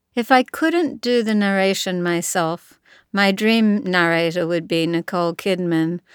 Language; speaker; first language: English; native; English